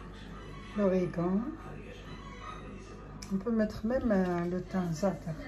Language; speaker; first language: French; non-native, fluent; Arabic